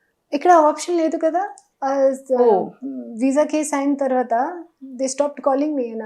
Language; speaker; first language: Telugu; non-native, learner; Hindi